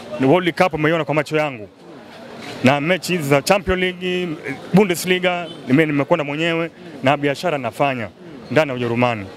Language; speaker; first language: Swahili; native; Swahili